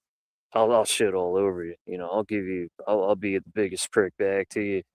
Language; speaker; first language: English; native; English